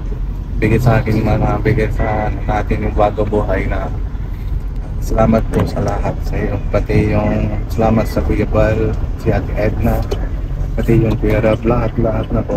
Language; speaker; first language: Filipino; non-native, learner; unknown